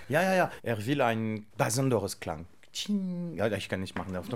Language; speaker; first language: German; non-native, learner; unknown